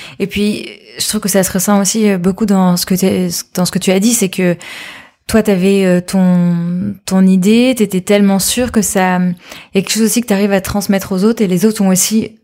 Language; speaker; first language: French; native; French